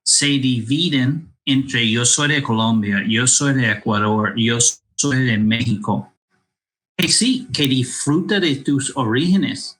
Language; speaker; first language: Spanish; non-native, fluent; English